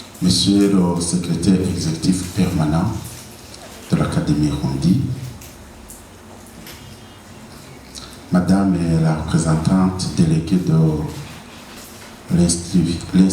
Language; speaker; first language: French; non-native, local second language; Rundi